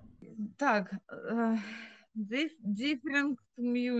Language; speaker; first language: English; non-native, learner; Russian